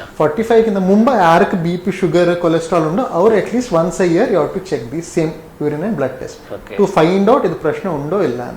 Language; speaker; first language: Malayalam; non-native, learner; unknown